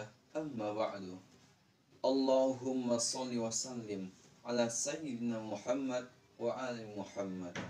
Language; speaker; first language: Arabic; non-native, learner; Indonesian